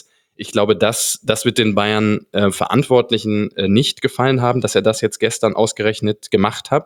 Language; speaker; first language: German; native; German